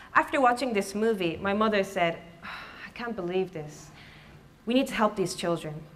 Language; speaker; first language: English; early bilingual, other home language; Japanese